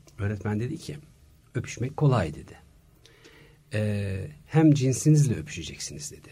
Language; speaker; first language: Turkish; early bilingual, heritage; Turkish